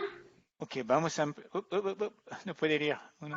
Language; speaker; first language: Spanish; non-native, learner; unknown